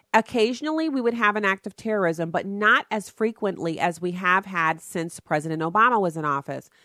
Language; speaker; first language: English; non-native, fluent; Arabic